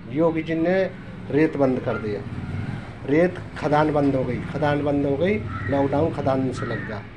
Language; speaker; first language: Hindi; native; Hindi